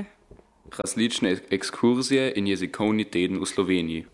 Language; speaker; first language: Slovenian; non-native, learner; German